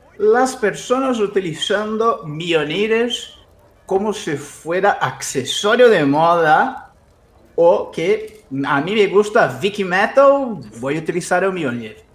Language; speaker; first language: Spanish; non-native, fluent; Portuguese